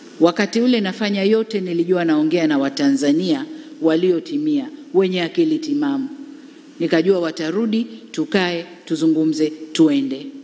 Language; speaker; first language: Swahili; native; Swahili